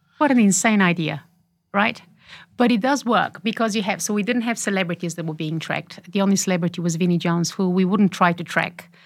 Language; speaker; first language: English; non-native, fluent; Bulgarian